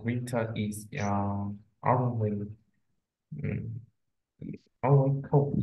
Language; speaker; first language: English; non-native, learner; Vietnamese